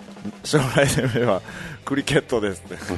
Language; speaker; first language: Japanese; native; Japanese